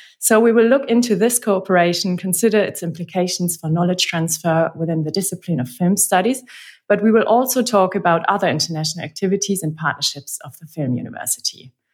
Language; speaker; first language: English; non-native, fluent; German